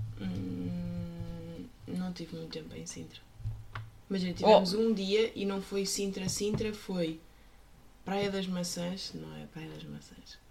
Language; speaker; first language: Portuguese; native; Portuguese